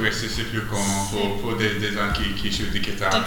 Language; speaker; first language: French; non-native, learner; English